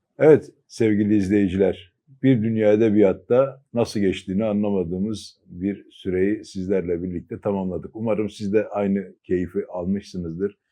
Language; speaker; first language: Turkish; native; Turkish